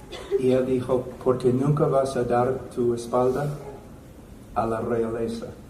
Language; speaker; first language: Spanish; non-native, fluent; English